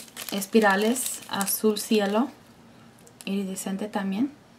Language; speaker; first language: Spanish; non-native, fluent; English